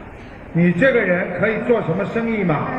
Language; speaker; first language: Chinese; native; Chinese